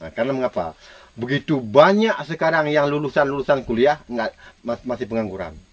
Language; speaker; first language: Malay; non-native, local second language; Minangkabau